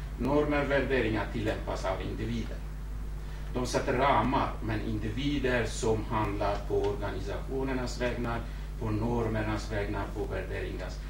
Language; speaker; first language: Swedish; non-native, fluent; Kurdish